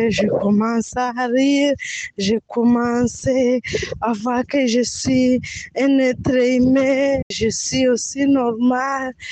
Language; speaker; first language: French; non-native, local second language; Swahili